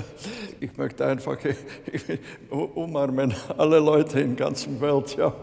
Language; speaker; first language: German; non-native, learner; Latvian